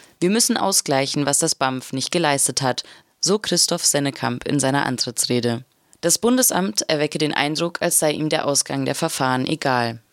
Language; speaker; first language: German; native; German